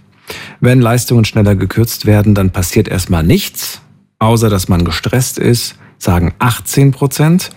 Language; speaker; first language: German; native; German